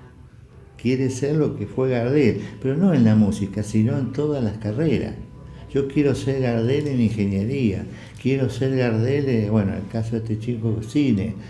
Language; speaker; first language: Spanish; native; Spanish